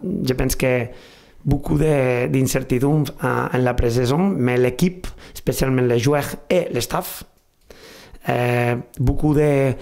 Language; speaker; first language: French; non-native, fluent; Spanish